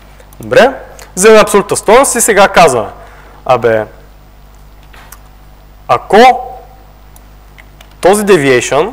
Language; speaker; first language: Bulgarian; native; Bulgarian